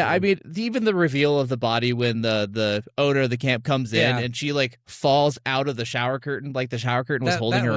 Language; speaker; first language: English; native; English